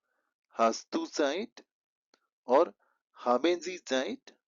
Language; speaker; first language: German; non-native, fluent; Hindi